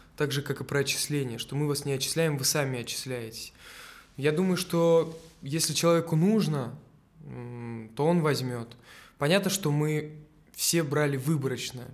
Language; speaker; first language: Russian; native; Russian